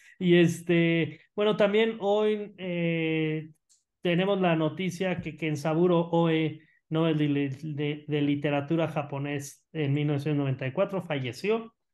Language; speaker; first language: Spanish; native; Spanish